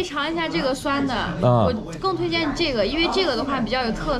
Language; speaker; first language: Chinese; native; Chinese